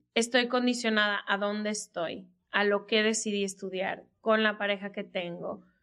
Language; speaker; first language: Spanish; native; Spanish